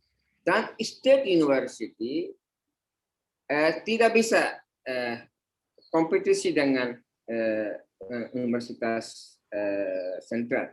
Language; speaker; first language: Indonesian; non-native, fluent; Hindi